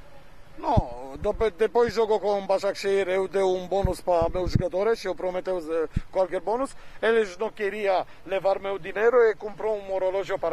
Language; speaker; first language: Portuguese; non-native, learner; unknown